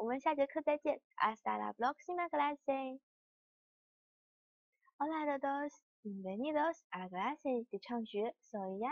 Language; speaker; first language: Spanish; non-native, fluent; Chinese